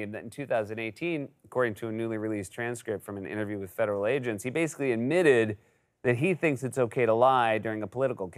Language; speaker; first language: English; native; English